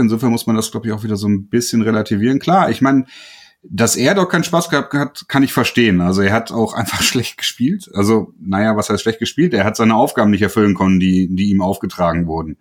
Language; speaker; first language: German; native; German